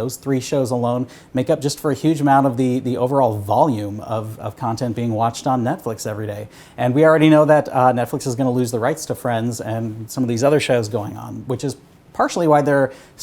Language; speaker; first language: English; native; English